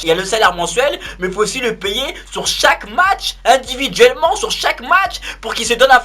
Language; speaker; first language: French; native; French